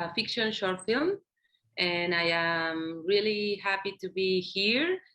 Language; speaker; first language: English; non-native, learner; Spanish